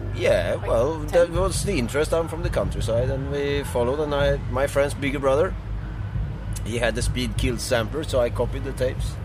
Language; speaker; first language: English; non-native, fluent; Swedish